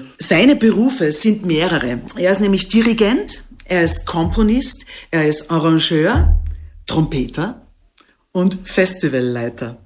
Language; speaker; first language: German; native; German